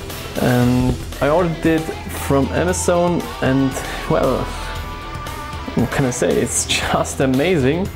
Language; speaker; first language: English; non-native, fluent; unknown